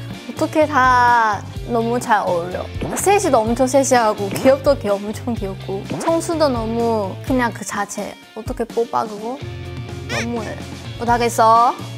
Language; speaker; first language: Korean; non-native, learner; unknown